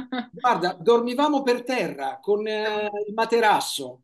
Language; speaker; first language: Italian; native; Italian